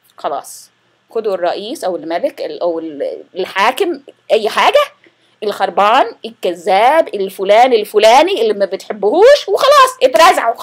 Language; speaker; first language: Arabic; non-native, fluent; English